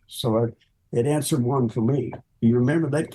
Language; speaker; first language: English; native; English